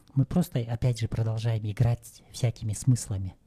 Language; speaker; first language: Russian; non-native, local second language; Kyrgyz